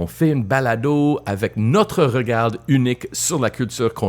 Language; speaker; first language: French; non-native, local second language; English